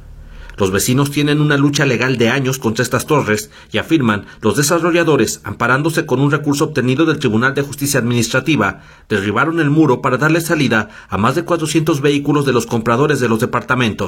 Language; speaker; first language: Spanish; native; Spanish